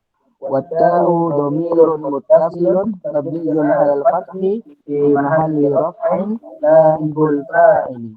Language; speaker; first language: Arabic; non-native, learner; Indonesian